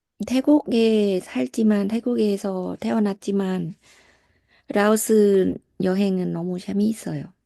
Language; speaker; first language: Korean; non-native, learner; Thai